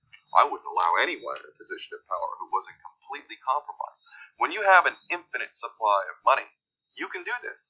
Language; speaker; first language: English; native; English